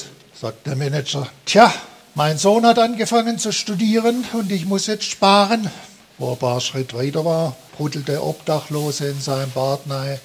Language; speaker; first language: German; native; German